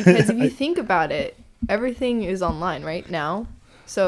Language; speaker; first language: English; early bilingual, other home language; Spanish